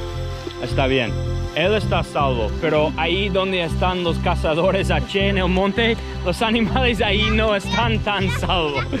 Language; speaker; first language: Spanish; non-native, fluent; English